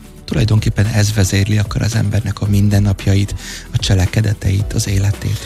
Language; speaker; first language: Hungarian; native; Hungarian